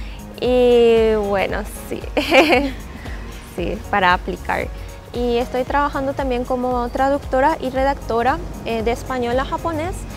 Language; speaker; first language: Spanish; non-native, fluent; Japanese